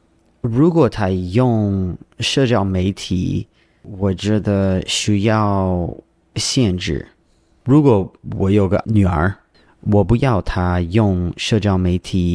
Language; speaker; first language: Chinese; non-native, learner; English